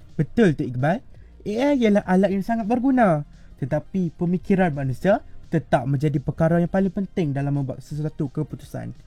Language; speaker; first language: Malay; native; Malay